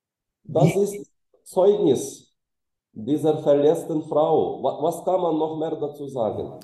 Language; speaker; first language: German; non-native, fluent; Ukrainian